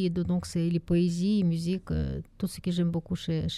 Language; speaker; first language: French; non-native, learner; Russian